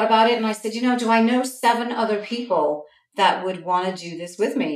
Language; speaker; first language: English; native; English